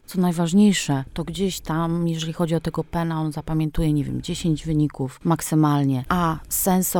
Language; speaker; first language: Polish; native; Polish